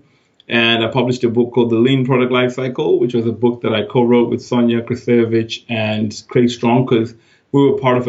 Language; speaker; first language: English; non-native, local second language; Shona